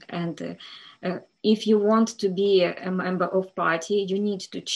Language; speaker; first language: English; non-native, fluent; Ukrainian